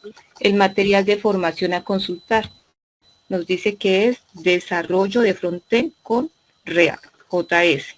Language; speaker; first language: Spanish; native; Spanish